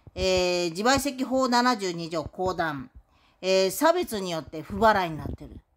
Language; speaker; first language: Japanese; native; Japanese